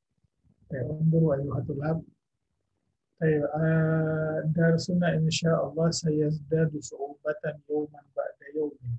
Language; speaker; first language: Arabic; non-native, fluent; Indonesian